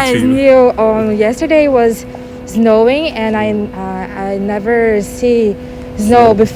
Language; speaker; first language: English; non-native, learner; Portuguese